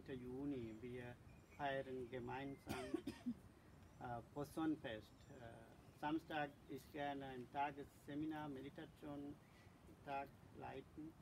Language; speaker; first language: German; non-native, learner; Sinhala